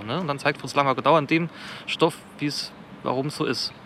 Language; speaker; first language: German; native; German